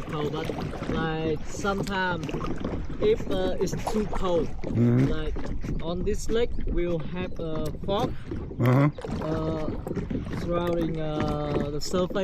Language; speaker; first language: English; non-native, learner; Vietnamese